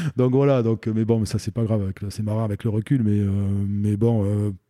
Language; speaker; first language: French; native; French